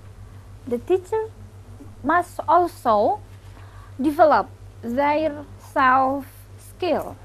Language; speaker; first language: English; non-native, local second language; Indonesian